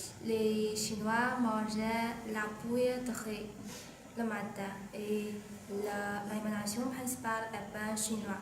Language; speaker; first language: French; non-native, learner; Chinese